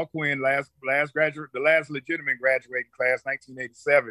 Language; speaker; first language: English; native; English